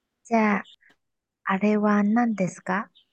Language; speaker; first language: Japanese; non-native, learner; Chinese